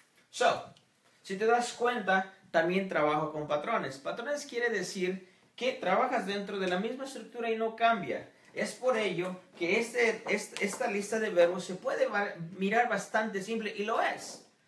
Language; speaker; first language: Spanish; native; Spanish